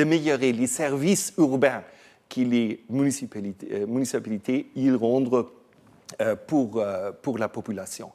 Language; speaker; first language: French; non-native, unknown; German